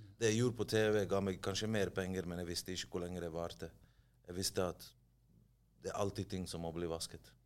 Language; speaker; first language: Norwegian; early bilingual, other home language; Bosnian